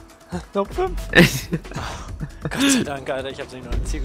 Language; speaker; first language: German; native; German